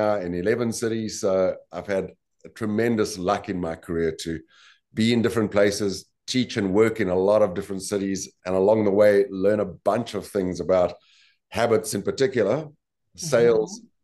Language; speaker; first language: English; native; English